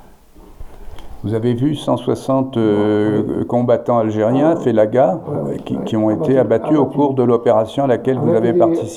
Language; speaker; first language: French; native; French